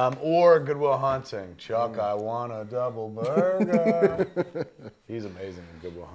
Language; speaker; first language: English; native; English